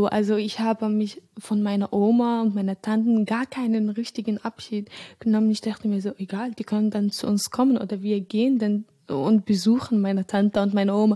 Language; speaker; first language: German; early bilingual, other home language; Arabic